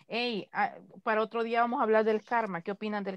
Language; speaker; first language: Spanish; native; Spanish